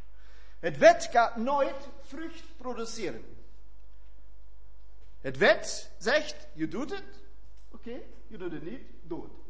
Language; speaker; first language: Dutch; non-native, fluent; German